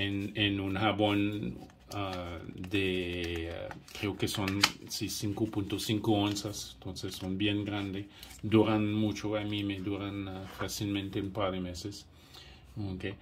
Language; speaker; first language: Spanish; non-native, fluent; English